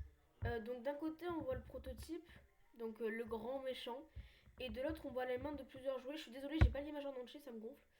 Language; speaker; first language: French; native; French